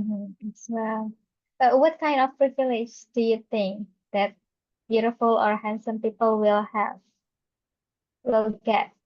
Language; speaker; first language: English; non-native, fluent; Indonesian